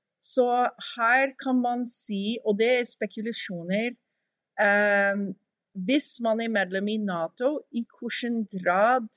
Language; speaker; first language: Norwegian; early bilingual, heritage; English